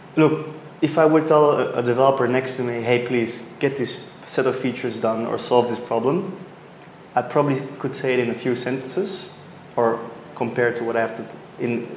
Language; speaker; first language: English; non-native, fluent; Dutch